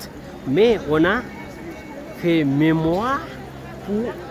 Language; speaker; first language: French; non-native, learner; Nepali